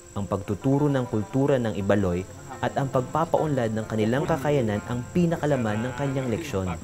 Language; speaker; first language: Filipino; native; Filipino